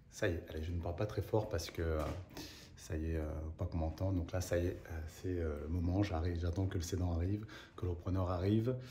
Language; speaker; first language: French; native; French